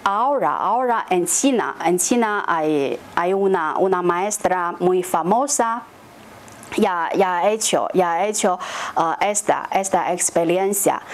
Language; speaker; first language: Spanish; non-native, fluent; Chinese